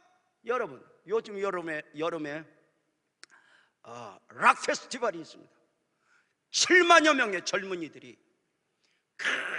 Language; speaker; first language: Korean; native; Korean